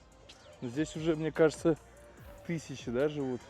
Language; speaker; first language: Russian; native; Russian